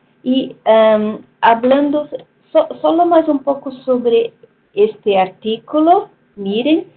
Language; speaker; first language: Spanish; non-native, fluent; Portuguese